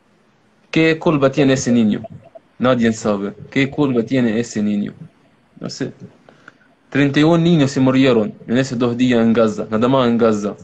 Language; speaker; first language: Spanish; non-native, learner; Arabic